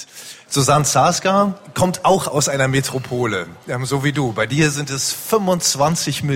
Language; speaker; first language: German; native; German